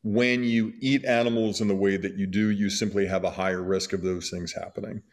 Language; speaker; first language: English; native; English